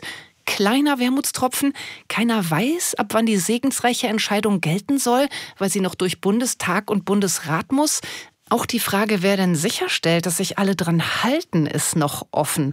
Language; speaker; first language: German; native; German